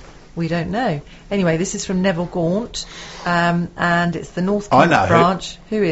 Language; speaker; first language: English; native; English